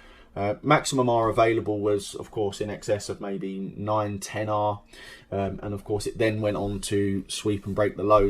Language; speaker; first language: English; native; English